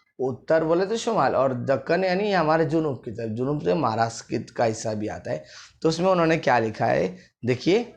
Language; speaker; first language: Urdu; native; Urdu